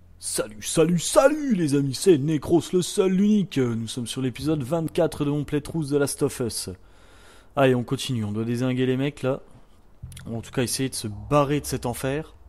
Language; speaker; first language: French; native; French